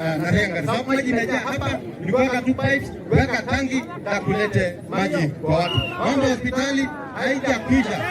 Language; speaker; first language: Swahili; non-native, local second language; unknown